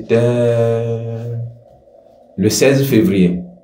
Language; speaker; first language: French; non-native, local second language; Ewe